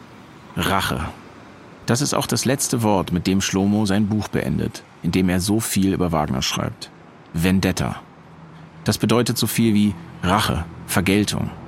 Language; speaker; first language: German; native; German